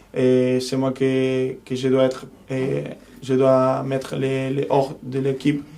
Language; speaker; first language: French; non-native, fluent; Spanish